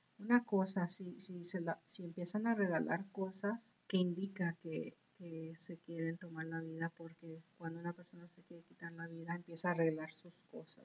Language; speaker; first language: Spanish; early bilingual, heritage; Spanish